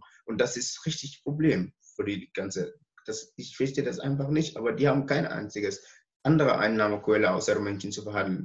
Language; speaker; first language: German; non-native, learner; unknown